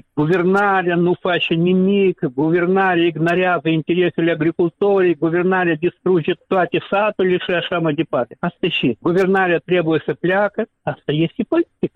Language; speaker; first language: Romanian; non-native, local second language; Russian